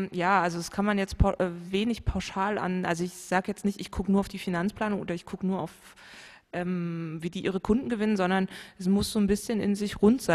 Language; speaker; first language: German; native; German